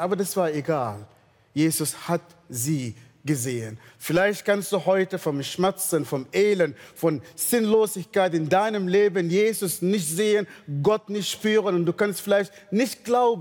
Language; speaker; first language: German; non-native, fluent; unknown